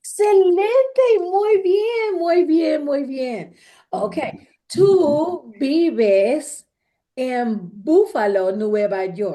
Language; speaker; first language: Spanish; non-native, fluent; English